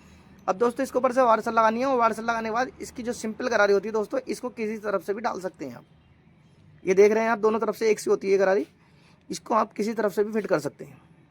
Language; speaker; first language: Hindi; native; Hindi